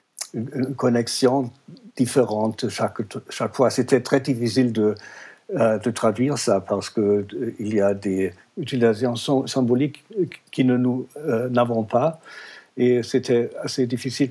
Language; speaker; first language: French; non-native, fluent; German